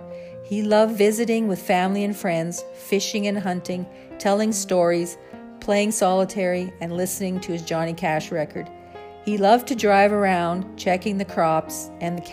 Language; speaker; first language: English; native; English